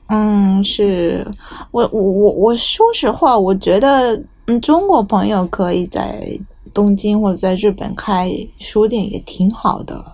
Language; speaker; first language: Chinese; non-native, fluent; Japanese